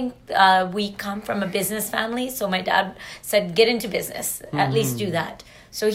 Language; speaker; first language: English; native; English